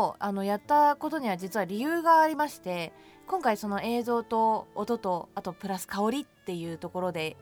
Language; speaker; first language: Japanese; native; Japanese